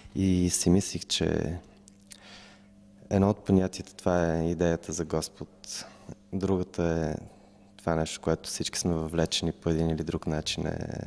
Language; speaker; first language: Bulgarian; native; Bulgarian